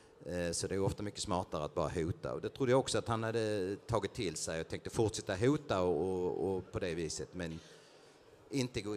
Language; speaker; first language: Swedish; native; Swedish